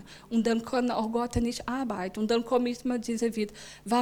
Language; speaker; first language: German; non-native, learner; Portuguese